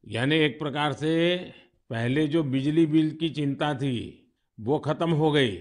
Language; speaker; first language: Hindi; non-native, local second language; Gujarati